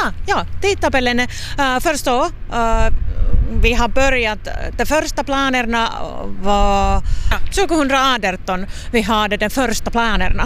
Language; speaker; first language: Swedish; non-native, local second language; Finnish